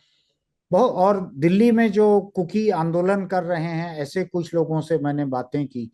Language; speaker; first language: Hindi; native; Hindi